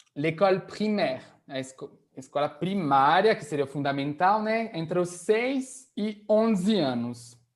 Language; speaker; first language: Portuguese; non-native, fluent; French